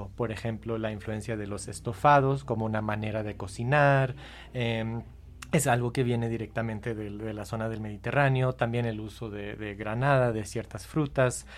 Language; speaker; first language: Spanish; non-native, fluent; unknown